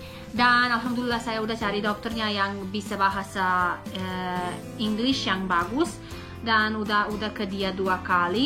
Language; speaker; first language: Indonesian; non-native, learner; English